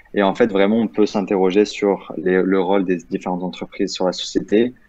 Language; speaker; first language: French; native; French